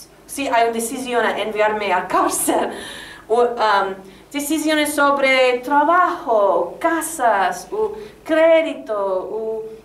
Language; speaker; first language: Spanish; non-native, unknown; English